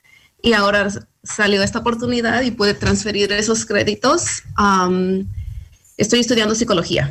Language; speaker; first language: Spanish; early bilingual, heritage; Spanish